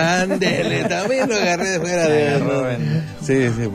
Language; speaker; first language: Spanish; native; Spanish